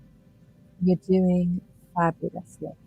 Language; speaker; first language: English; native; English